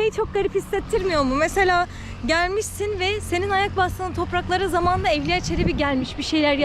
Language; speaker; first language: Turkish; native; Turkish